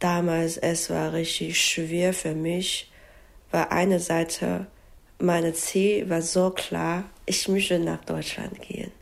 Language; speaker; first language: German; non-native, learner; Chinese